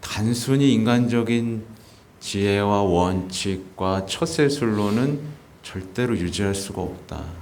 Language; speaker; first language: Korean; native; Korean